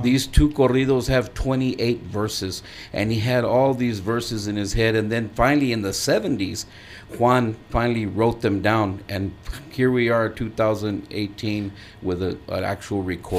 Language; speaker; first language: English; early bilingual, other home language; Spanish